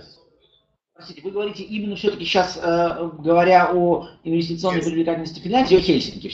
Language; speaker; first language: Russian; native; Russian